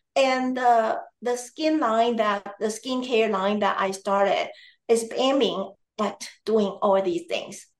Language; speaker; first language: English; non-native, fluent; Chinese